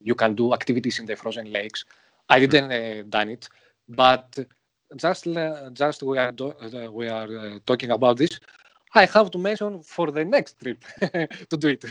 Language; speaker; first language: English; non-native, learner; Greek